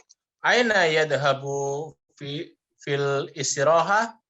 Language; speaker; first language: Arabic; non-native, learner; Indonesian